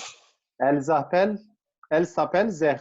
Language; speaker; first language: French; non-native, learner; Kurdish